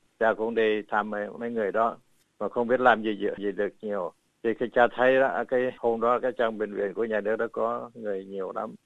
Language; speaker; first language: Vietnamese; early bilingual, heritage; Vietnamese